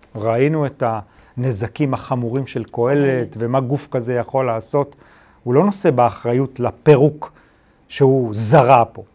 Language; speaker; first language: Hebrew; native; Hebrew